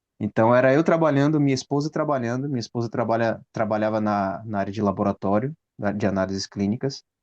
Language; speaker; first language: Portuguese; native; Portuguese